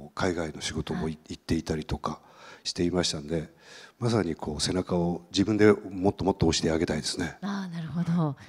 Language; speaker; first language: Japanese; native; Japanese